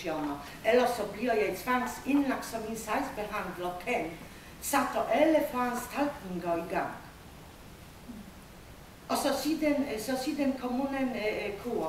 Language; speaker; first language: Danish; non-native, fluent; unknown